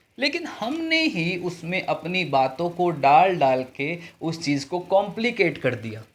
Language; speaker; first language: Hindi; native; Hindi